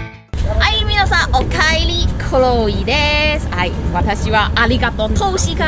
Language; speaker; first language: Japanese; non-native, learner; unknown